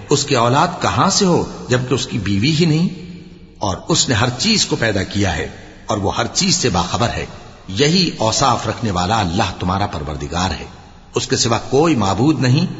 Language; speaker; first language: Urdu; native; Urdu